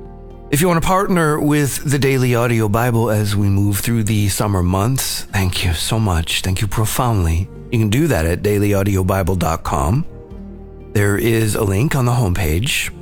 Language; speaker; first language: English; native; English